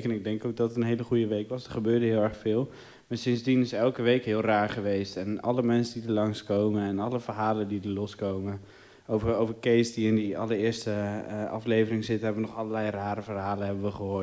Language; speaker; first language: Dutch; native; Dutch